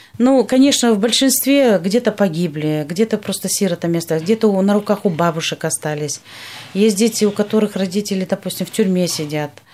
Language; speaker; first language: Russian; non-native, local second language; Kyrgyz